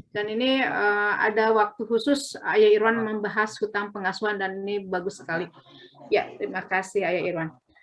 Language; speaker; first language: Indonesian; native; Indonesian